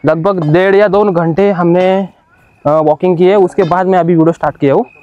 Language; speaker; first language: Hindi; non-native, local second language; Marathi